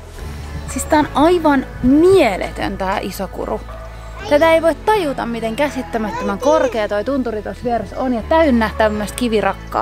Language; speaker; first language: Finnish; native; Finnish